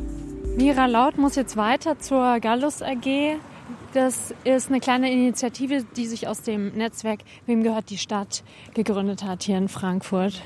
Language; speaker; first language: German; native; German